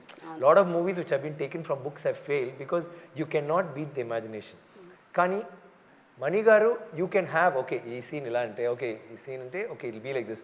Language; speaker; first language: Telugu; non-native, local second language; Tamil